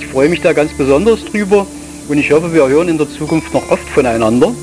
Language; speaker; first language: German; native; German